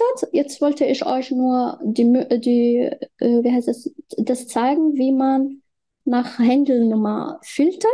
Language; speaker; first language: German; non-native, fluent; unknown